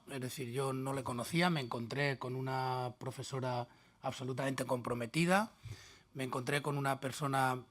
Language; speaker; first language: Spanish; native; Spanish